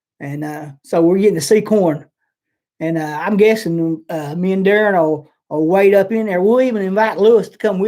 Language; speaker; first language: English; native; English